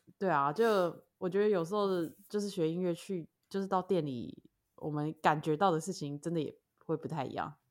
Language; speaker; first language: Chinese; native; Chinese